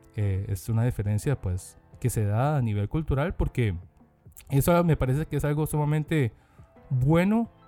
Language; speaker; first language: Spanish; non-native, fluent; Korean